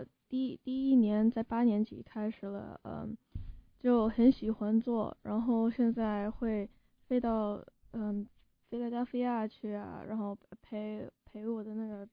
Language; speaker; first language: Chinese; early bilingual, heritage; Chinese